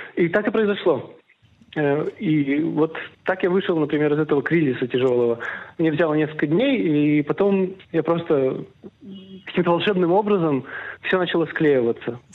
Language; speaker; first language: Russian; early bilingual, other home language; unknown